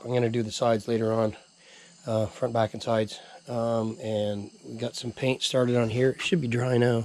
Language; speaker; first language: English; native; English